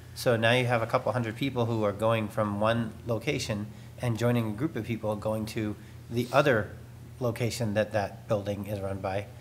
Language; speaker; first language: English; native; English